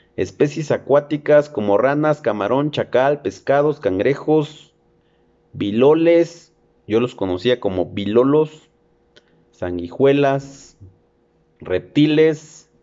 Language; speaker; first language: Spanish; native; Spanish